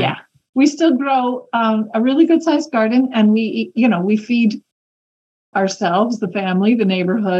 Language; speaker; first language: English; native; English